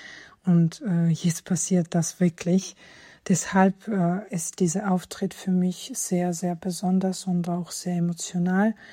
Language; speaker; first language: German; non-native, fluent; Georgian